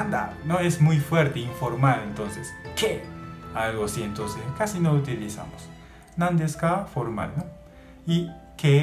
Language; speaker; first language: Spanish; non-native, learner; Japanese